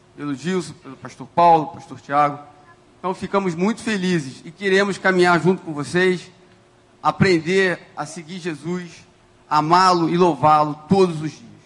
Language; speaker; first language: Portuguese; native; Portuguese